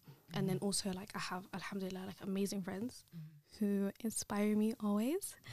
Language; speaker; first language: English; early bilingual, other home language; Somali